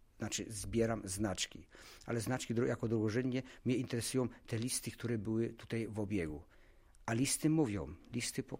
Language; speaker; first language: Polish; non-native, local second language; German